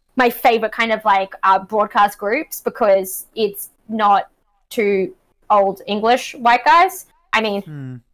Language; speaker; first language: English; native; English